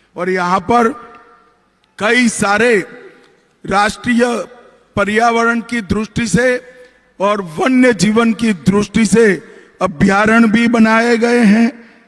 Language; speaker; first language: Hindi; non-native, local second language; Gujarati